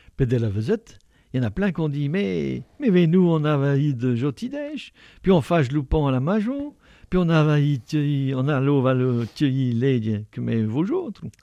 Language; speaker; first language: French; native; French